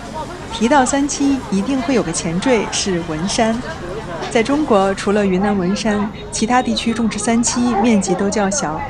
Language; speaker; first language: Chinese; native; Chinese